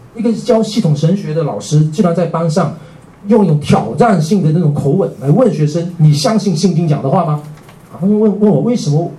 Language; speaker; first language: Chinese; native; Chinese